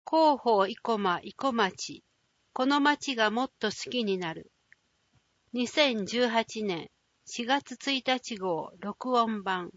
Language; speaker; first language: Japanese; native; Japanese